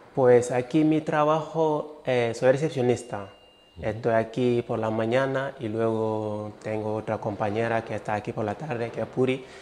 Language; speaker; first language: Spanish; non-native, fluent; Wolof